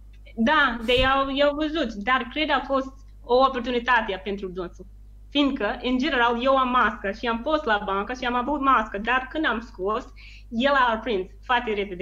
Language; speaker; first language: Romanian; non-native, learner; English